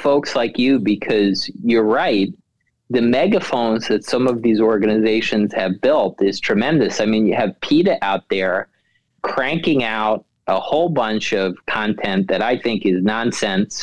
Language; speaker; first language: English; native; English